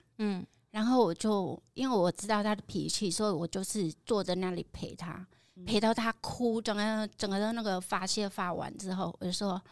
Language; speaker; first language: Chinese; non-native, fluent; Khmer